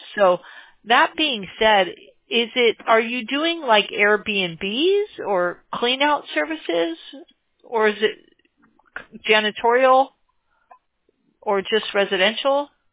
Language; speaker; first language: English; native; English